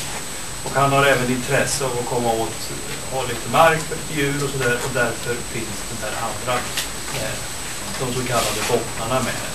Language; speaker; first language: Swedish; native; Swedish